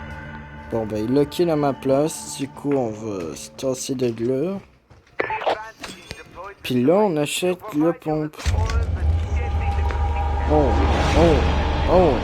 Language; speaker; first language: French; native; French